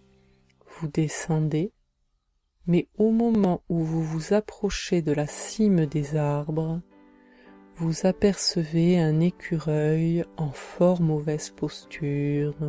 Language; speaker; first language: French; native; French